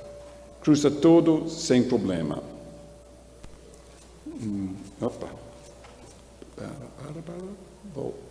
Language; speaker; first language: Portuguese; non-native, learner; English